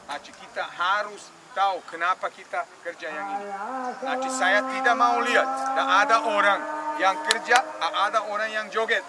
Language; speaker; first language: Indonesian; non-native, learner; Portuguese